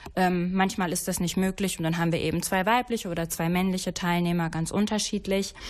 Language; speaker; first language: German; native; German